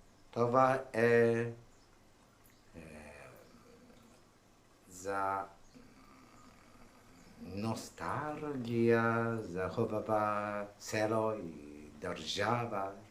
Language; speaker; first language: Bulgarian; non-native, learner; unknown